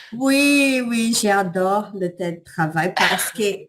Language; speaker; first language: French; non-native, learner; Portuguese